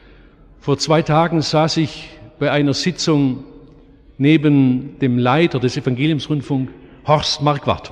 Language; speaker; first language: German; native; German